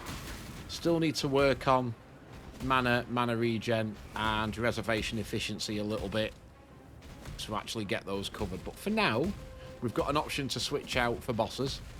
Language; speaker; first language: English; native; English